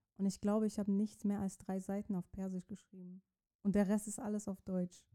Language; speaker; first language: German; non-native, fluent; Persian